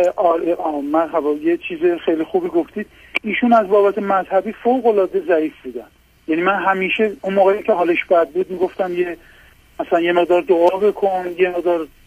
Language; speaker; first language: Persian; non-native, local second language; Azerbaijani